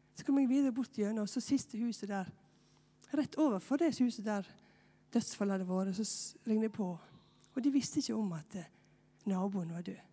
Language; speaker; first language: Norwegian; native; Norwegian